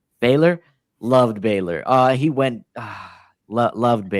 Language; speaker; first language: English; native; English